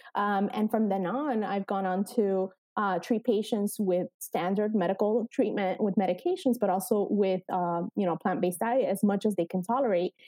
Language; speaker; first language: English; early bilingual, other home language; Spanish